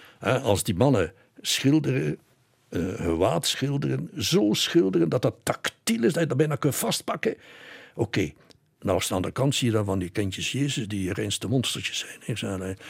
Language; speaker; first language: Dutch; native; Dutch